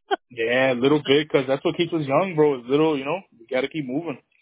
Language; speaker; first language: English; early bilingual, other home language; Spanish